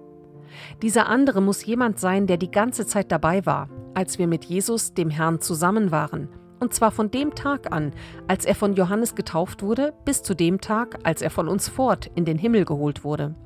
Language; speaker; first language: German; native; German